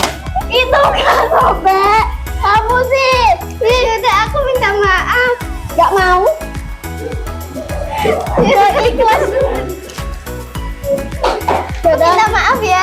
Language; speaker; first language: Indonesian; native; Indonesian